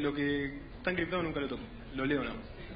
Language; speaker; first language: Spanish; native; Spanish